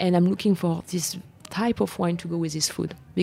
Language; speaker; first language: English; non-native, fluent; French